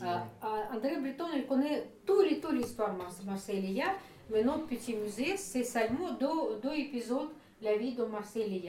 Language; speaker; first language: French; non-native, learner; Russian